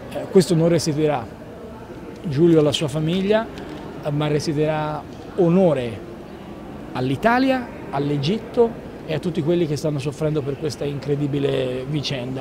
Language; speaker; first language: Italian; native; Italian